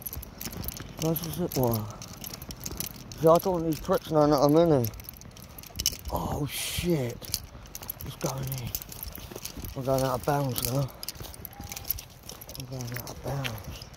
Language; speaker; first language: English; native; English